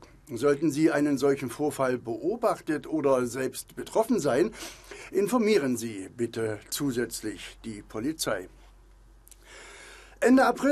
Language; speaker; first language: German; native; German